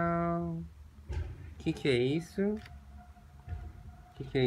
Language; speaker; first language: Portuguese; non-native, learner; Persian